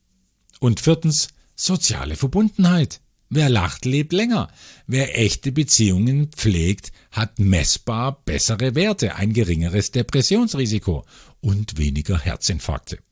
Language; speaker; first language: German; native; German